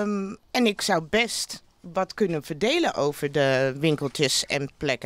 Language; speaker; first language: Dutch; native; Dutch